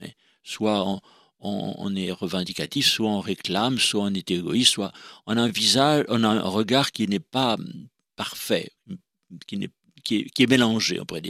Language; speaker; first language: French; native; French